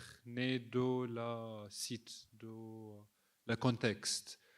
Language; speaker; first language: French; non-native, fluent; Arabic